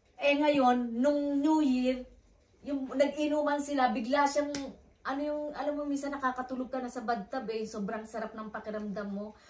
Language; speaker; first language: Filipino; native; Filipino